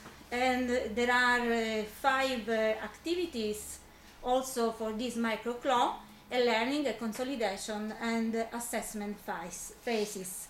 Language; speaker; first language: English; non-native, fluent; Italian